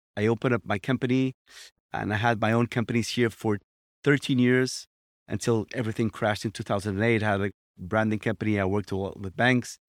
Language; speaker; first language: English; non-native, fluent; Portuguese